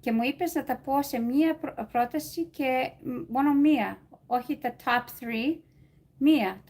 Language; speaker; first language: Greek; early bilingual, other home language; English